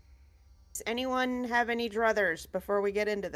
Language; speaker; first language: English; native; English